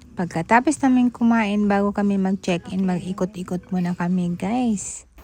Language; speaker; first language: Filipino; non-native, local second language; Cebuano